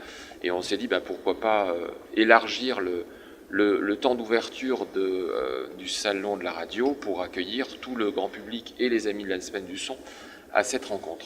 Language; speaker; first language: French; native; French